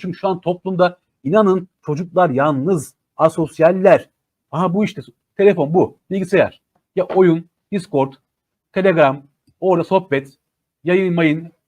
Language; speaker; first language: Turkish; native; Turkish